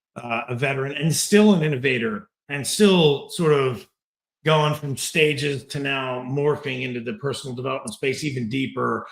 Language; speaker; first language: English; native; English